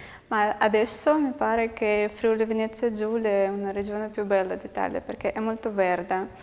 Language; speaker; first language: Italian; non-native, fluent; Russian